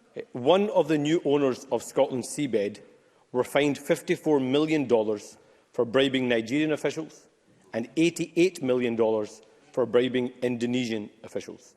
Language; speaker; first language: English; native; English